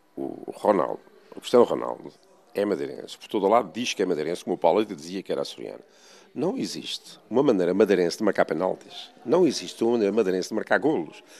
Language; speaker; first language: Portuguese; native; Portuguese